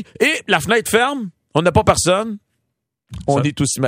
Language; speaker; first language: French; native; French